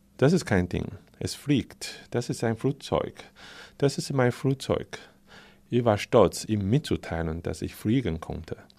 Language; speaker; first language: German; non-native, fluent; Chinese